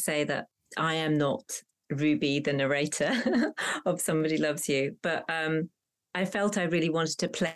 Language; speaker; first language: English; non-native, local second language; Punjabi